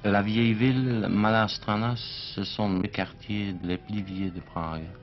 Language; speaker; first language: French; non-native, fluent; Czech